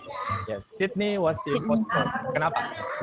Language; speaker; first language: English; non-native, fluent; Indonesian